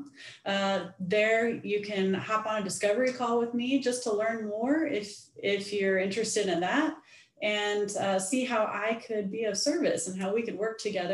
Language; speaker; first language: English; native; English